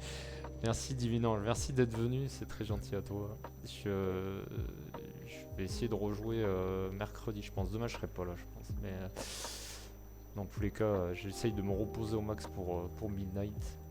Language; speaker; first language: French; native; French